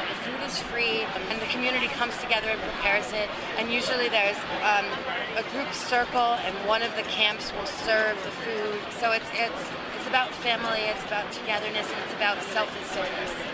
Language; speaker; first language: English; native; English